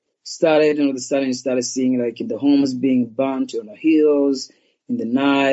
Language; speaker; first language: English; non-native, local second language; Kinyarwanda